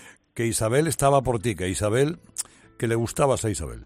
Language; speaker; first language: Spanish; native; Spanish